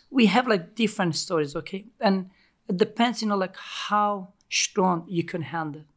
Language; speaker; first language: English; non-native, learner; Turkish